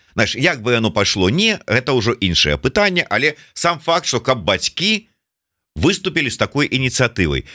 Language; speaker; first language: Belarusian; non-native, local second language; Russian